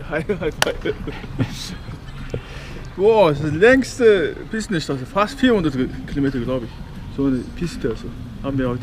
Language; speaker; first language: German; non-native, learner; Mongolian